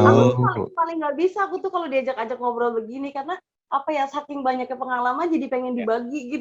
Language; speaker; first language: Indonesian; native; Indonesian